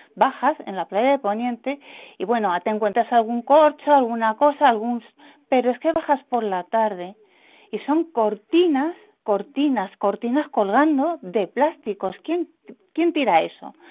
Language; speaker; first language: Spanish; native; Spanish